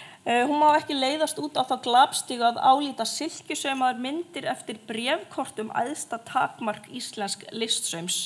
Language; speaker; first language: Icelandic; native; Icelandic